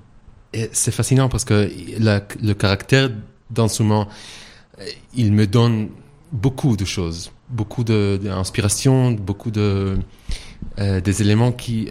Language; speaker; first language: French; non-native, learner; Hebrew